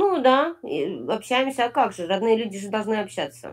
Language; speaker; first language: Russian; native; Russian